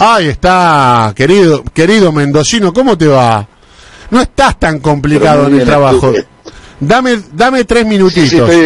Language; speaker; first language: Spanish; native; Spanish